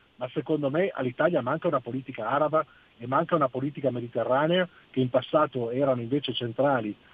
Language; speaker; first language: Italian; non-native, fluent; Arabic